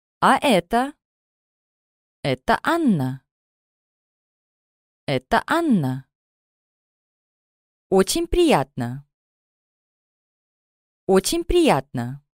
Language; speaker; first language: Russian; non-native, learner; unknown